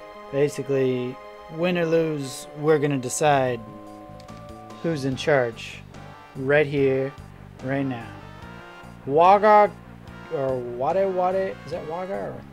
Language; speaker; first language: English; native; English